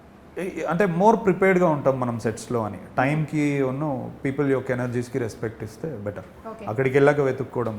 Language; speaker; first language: Telugu; native; Telugu